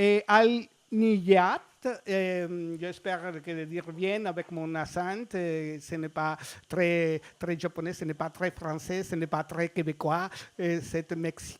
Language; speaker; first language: French; non-native, fluent; Spanish